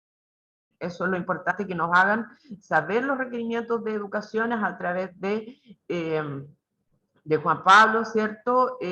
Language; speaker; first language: Spanish; native; Spanish